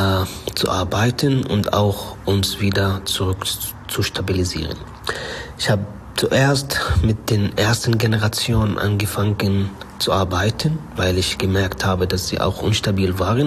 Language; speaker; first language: German; non-native, learner; Arabic